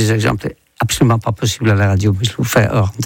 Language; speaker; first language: French; non-native, fluent; Dutch